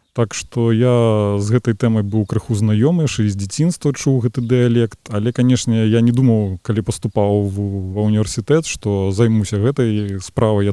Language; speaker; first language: Belarusian; native; Belarusian